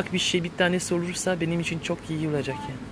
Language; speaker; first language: Turkish; non-native, learner; French